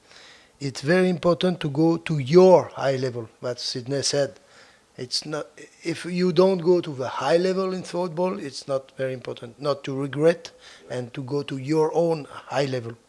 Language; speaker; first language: English; non-native, fluent; French